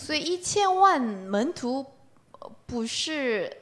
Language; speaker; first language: Chinese; non-native, learner; Korean